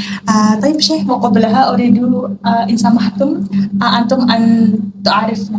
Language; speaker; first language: Arabic; non-native, learner; Indonesian